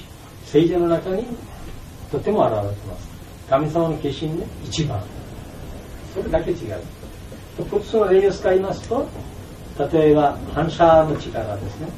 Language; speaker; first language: Japanese; non-native, learner; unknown